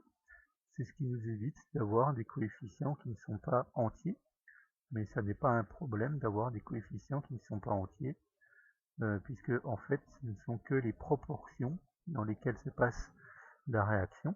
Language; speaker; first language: French; native; French